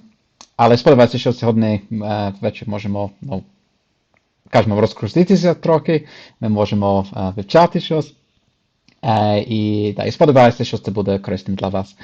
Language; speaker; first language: Ukrainian; non-native, fluent; English